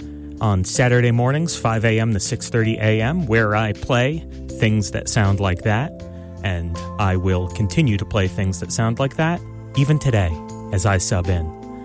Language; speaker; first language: English; native; English